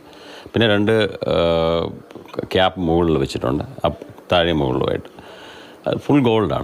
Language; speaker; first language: Malayalam; native; Malayalam